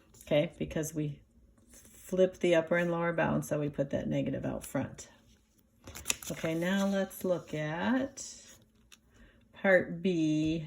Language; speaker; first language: English; native; English